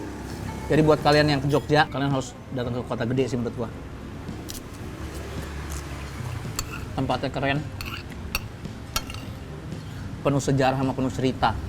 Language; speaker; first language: Indonesian; native; Indonesian